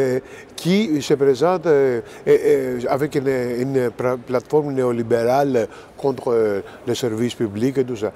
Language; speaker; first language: French; non-native, fluent; Greek